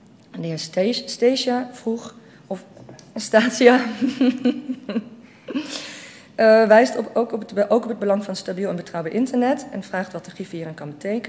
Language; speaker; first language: Dutch; native; Dutch